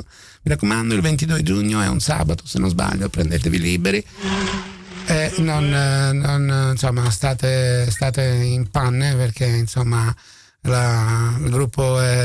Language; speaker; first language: Italian; native; Italian